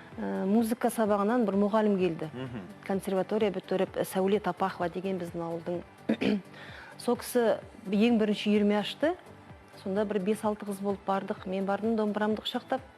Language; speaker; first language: Kazakh; non-native, local second language; Russian